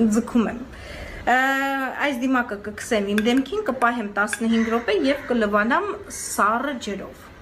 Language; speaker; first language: Armenian; native; Armenian